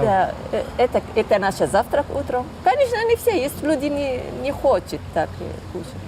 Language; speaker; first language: Russian; non-native, learner; Turkish